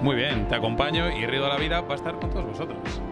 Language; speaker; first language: Spanish; native; Spanish